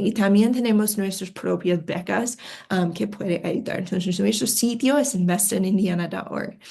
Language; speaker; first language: Spanish; non-native, fluent; English